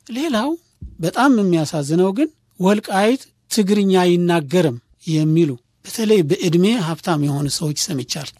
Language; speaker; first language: Amharic; non-native, local second language; Tigrinya